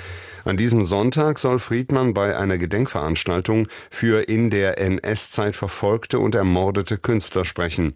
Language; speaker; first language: German; native; German